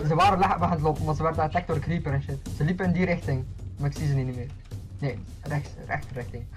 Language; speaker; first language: Dutch; native; Dutch